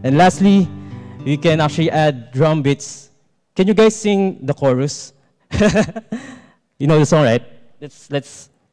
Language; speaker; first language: English; non-native, local second language; Filipino